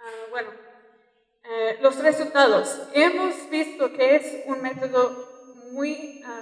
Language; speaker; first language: Spanish; non-native, fluent; English